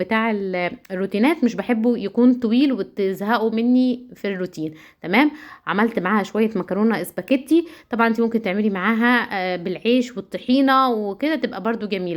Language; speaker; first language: Arabic; native; Arabic